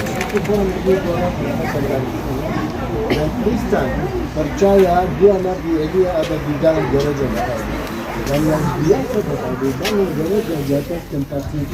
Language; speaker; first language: Indonesian; non-native, fluent; Hebrew